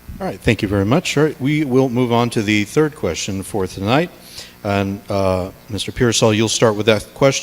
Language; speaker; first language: English; native; English